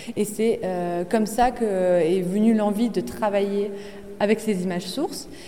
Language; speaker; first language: French; native; French